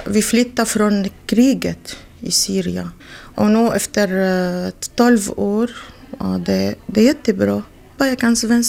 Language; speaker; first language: Swedish; non-native, learner; Arabic